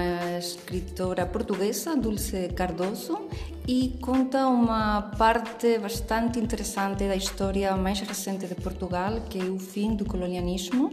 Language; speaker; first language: Portuguese; non-native, fluent; Spanish